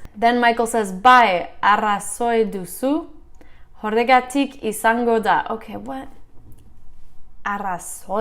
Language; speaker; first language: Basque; non-native, learner; English